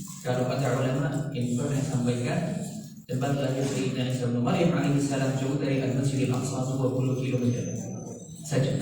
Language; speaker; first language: Indonesian; non-native, fluent; Arabic